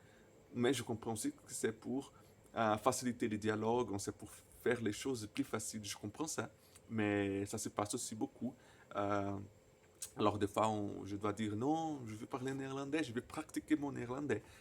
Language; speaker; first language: French; non-native, fluent; Portuguese